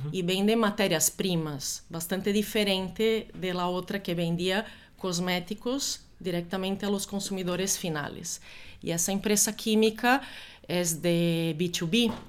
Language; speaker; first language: Spanish; non-native, fluent; Portuguese